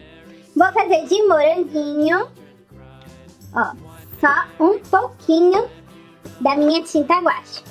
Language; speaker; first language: Portuguese; native; Portuguese